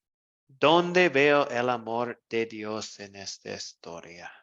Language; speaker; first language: Spanish; non-native, fluent; English